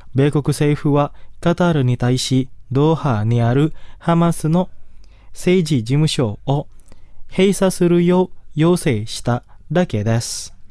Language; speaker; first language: Japanese; non-native, fluent; Indonesian